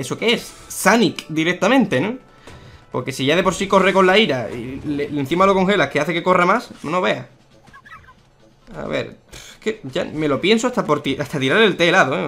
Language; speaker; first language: Spanish; native; Spanish